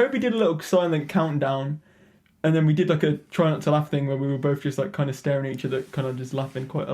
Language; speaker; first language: English; native; English